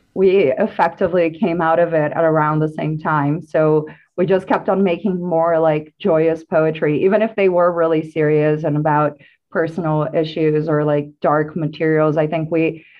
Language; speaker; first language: English; non-native, fluent; Portuguese